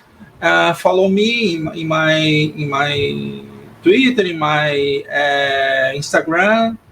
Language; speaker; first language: English; non-native, learner; Portuguese